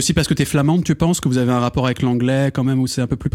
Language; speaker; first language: French; native; French